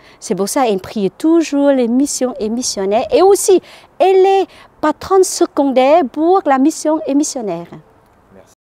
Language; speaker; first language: French; non-native, learner; Vietnamese